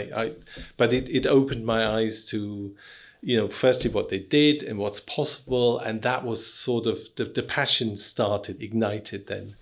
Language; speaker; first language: English; non-native, fluent; German